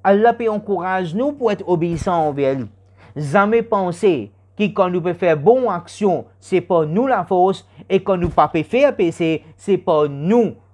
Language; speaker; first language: French; non-native, learner; Morisyen